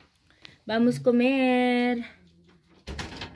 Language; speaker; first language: Spanish; non-native, learner; Filipino